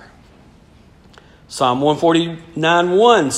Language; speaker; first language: English; native; English